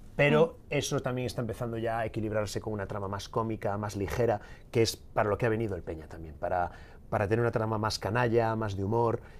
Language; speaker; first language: Spanish; native; Spanish